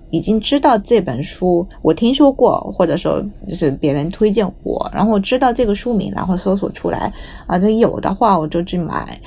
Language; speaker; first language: Chinese; non-native, fluent; Japanese